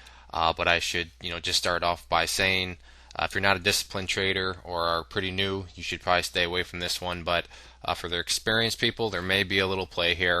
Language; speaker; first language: English; native; English